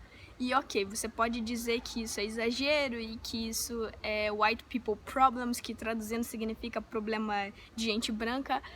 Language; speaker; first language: Portuguese; native; Portuguese